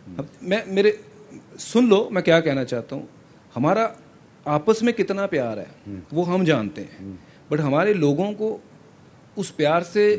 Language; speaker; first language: Hindi; non-native, local second language; Punjabi